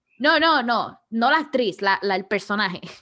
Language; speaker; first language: Spanish; early bilingual, heritage; Spanish